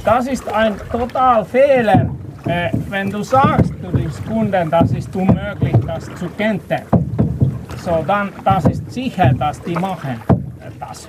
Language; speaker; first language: German; non-native, learner; Finnish